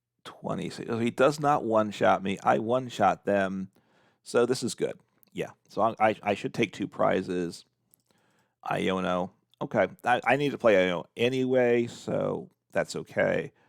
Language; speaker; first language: English; native; English